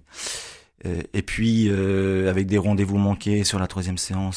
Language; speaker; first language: French; native; French